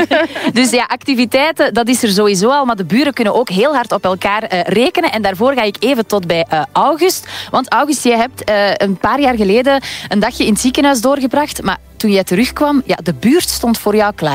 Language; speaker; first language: Dutch; native; Dutch